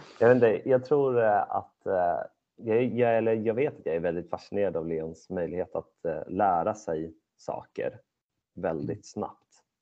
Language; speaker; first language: Swedish; native; Swedish